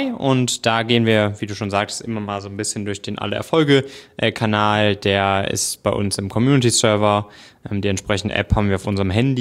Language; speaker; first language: German; native; German